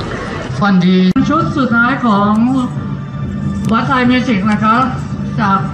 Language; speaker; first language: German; non-native, fluent; Thai